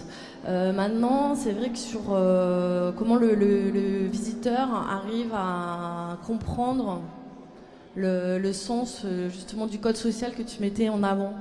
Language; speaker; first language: French; native; French